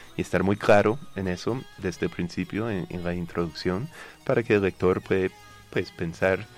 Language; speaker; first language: Spanish; non-native, fluent; English